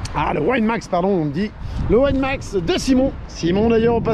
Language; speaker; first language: French; native; French